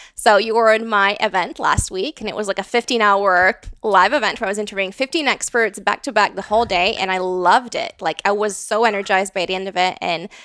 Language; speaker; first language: English; non-native, fluent; Latvian